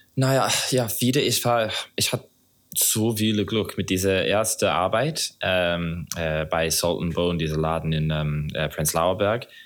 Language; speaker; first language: German; non-native, fluent; English